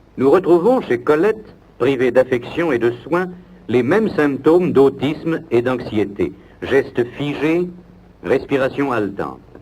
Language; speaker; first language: French; native; French